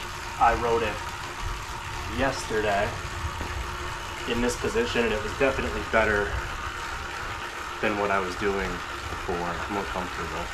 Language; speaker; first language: English; native; English